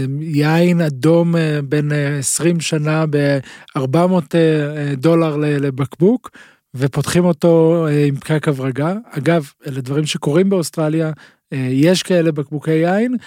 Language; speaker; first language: Hebrew; native; Hebrew